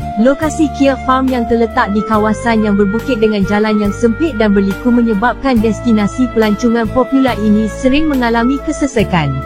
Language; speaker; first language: Malay; native; Malay